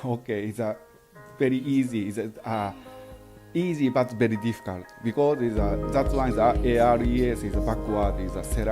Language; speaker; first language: English; non-native, learner; Japanese